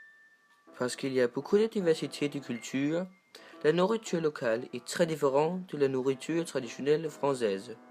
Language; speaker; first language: French; non-native, learner; Danish